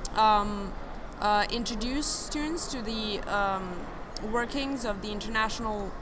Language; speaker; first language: English; non-native, fluent; Serbian